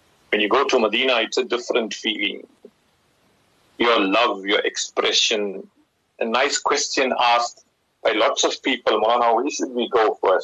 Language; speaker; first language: English; native; English